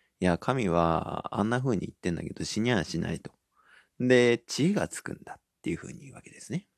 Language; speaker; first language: Japanese; native; Japanese